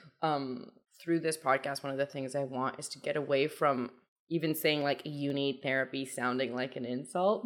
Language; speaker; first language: English; early bilingual, other home language; Persian